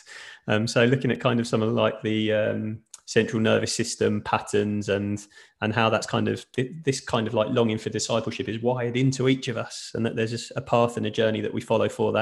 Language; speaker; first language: English; native; English